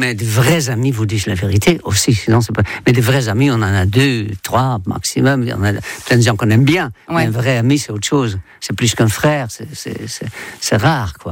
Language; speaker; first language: French; non-native, fluent; Dutch